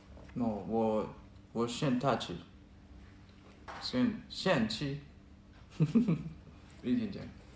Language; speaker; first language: Chinese; non-native, learner; Japanese